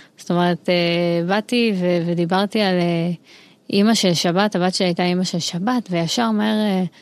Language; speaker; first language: Hebrew; early bilingual, heritage; Hebrew